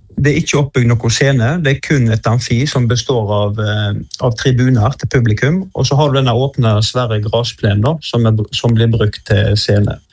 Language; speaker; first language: Norwegian; native; Norwegian